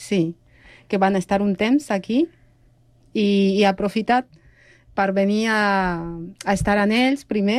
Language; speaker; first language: Catalan; non-native, fluent; Spanish